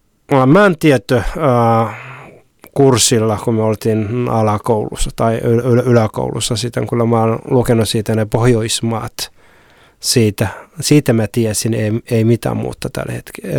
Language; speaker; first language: Finnish; non-native, fluent; Somali